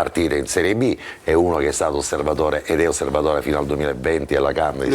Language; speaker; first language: Italian; native; Italian